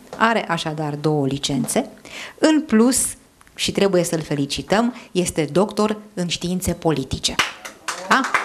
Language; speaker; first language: Romanian; native; Romanian